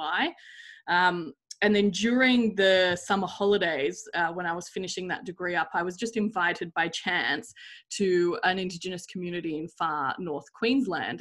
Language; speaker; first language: English; native; English